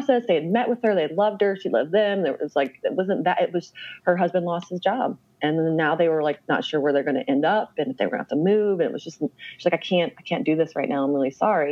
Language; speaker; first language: English; native; English